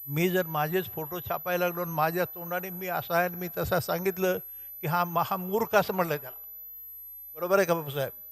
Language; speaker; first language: Marathi; native; Marathi